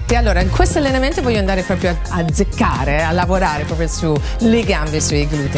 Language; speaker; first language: Italian; non-native, fluent; English